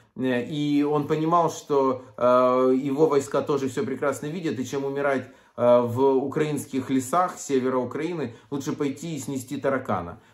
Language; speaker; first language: Russian; native; Russian